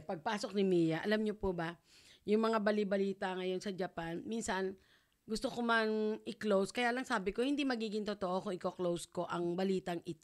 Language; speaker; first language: Filipino; native; Filipino